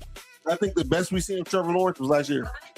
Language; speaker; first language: English; native; English